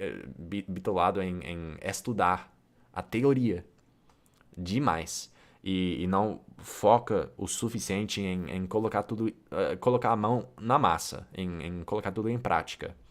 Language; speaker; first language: Portuguese; non-native, fluent; English